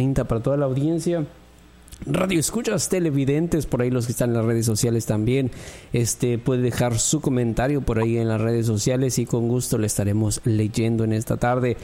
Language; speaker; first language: Spanish; native; Spanish